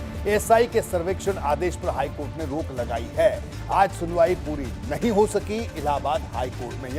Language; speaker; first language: Hindi; native; Hindi